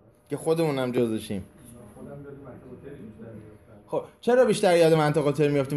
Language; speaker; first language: Persian; native; Persian